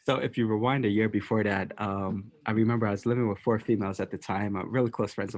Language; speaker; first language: English; native; English